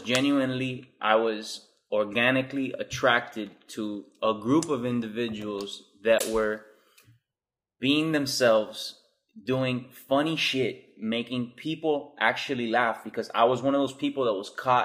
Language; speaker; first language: English; native; English